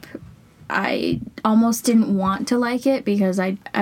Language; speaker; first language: English; native; English